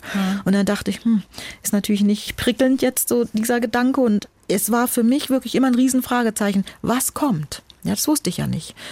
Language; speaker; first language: German; native; German